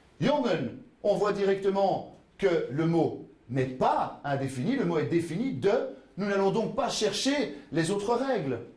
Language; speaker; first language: French; native; French